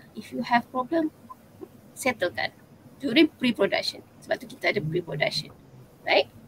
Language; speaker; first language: English; non-native, local second language; Malay